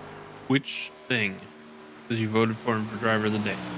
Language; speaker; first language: English; native; English